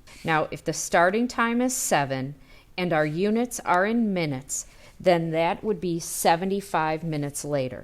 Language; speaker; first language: English; native; English